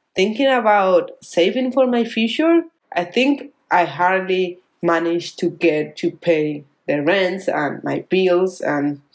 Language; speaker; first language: English; non-native, fluent; Spanish